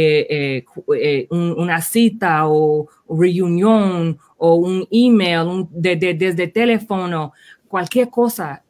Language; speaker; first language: Spanish; early bilingual, heritage; Spanish